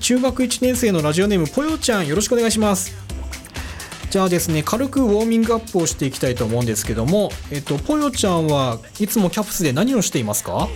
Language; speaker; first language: Japanese; native; Japanese